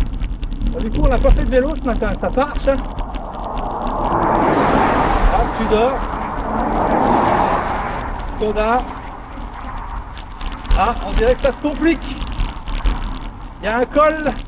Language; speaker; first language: French; native; French